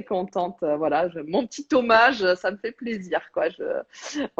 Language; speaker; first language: French; native; French